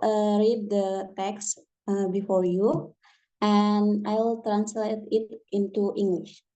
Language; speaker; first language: English; non-native, fluent; Indonesian